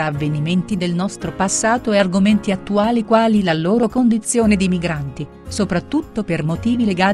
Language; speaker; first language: Italian; native; Italian